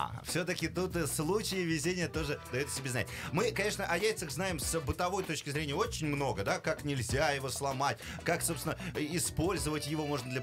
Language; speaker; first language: Russian; native; Russian